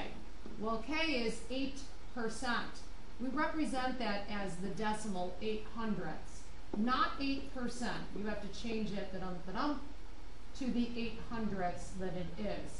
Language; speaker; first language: English; native; English